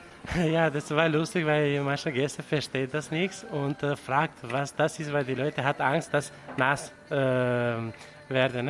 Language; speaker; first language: German; non-native, learner; Italian